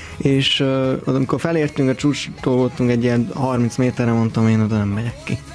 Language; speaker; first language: Hungarian; native; Hungarian